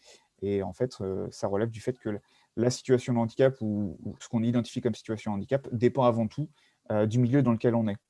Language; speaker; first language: French; native; French